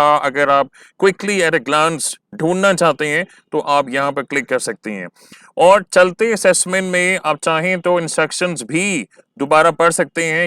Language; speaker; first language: Hindi; native; Hindi